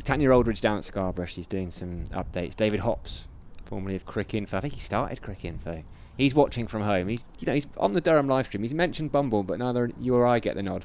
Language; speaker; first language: English; native; English